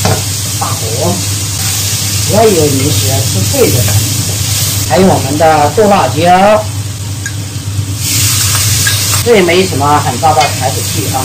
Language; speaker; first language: Chinese; native; Chinese